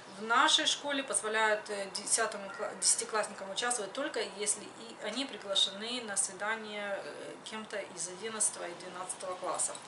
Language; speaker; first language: Russian; native; Russian